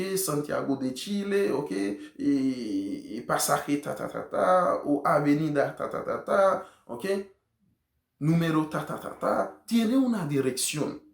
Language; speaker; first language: Spanish; non-native, learner; Haitian Creole